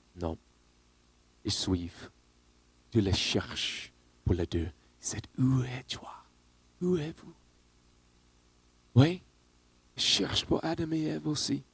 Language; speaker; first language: French; non-native, learner; English